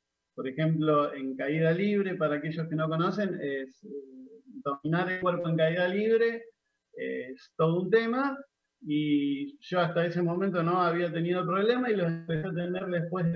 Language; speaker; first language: Spanish; native; Spanish